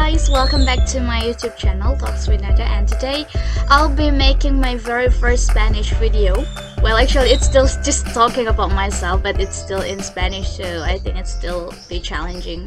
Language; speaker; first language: English; non-native, fluent; Indonesian